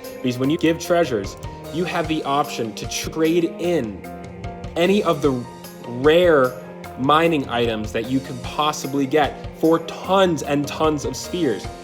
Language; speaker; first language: English; native; English